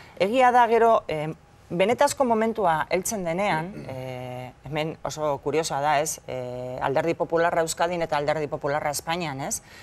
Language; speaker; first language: Basque; non-native, local second language; Spanish